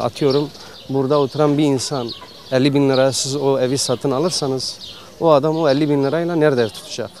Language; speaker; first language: Turkish; native; Turkish